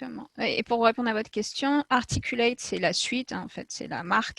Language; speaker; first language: French; native; French